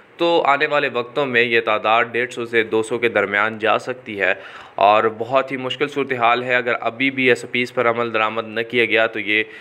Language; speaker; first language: Urdu; native; Urdu